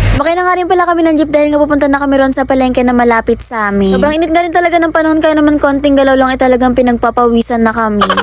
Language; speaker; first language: Filipino; non-native, local second language; Cebuano